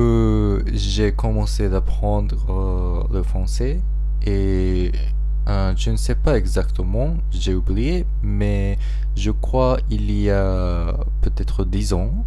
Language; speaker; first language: French; non-native, learner; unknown